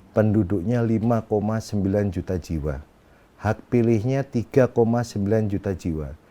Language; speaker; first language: Indonesian; non-native, local second language; Sundanese